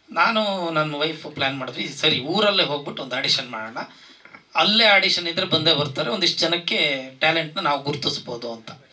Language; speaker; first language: Kannada; native; Kannada